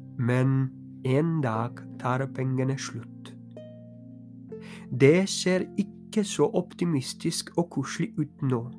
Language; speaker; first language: Norwegian; non-native, fluent; Polish